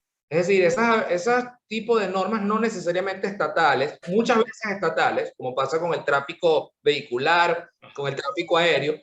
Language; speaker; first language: Spanish; native; Spanish